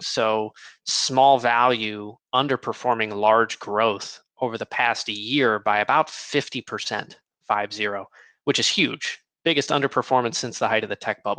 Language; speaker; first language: English; native; English